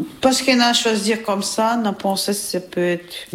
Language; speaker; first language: French; non-native, learner; Albanian